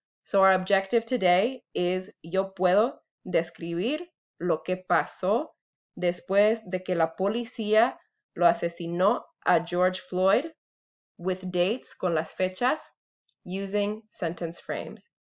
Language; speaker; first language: Spanish; non-native, fluent; English